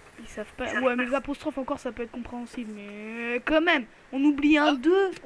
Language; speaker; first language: French; native; French